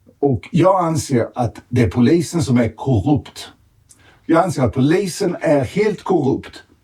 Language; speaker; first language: Swedish; native; Swedish